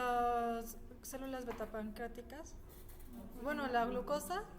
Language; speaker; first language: Spanish; native; Spanish